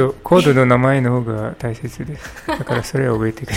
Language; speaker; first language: Japanese; non-native, learner; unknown